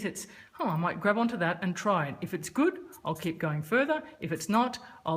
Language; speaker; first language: English; native; English